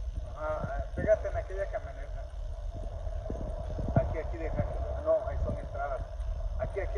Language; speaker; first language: Spanish; native; Spanish